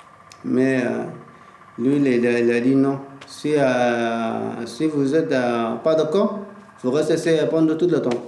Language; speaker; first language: French; non-native, learner; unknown